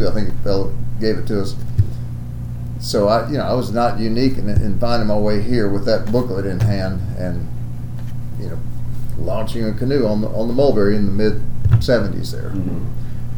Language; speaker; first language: English; native; English